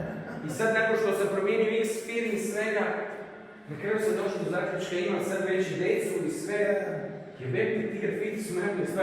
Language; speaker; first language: Croatian; native; Croatian